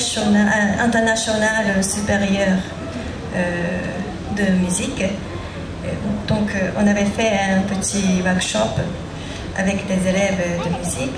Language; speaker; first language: French; non-native, learner; Japanese